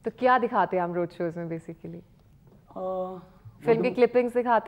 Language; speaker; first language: Hindi; native; Hindi